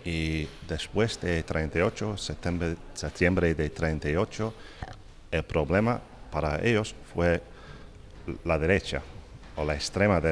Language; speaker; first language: Spanish; non-native, fluent; English